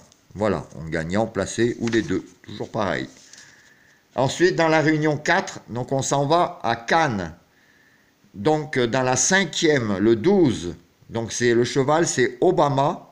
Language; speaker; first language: French; native; French